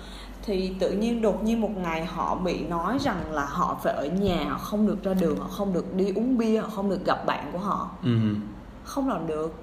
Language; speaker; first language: Vietnamese; native; Vietnamese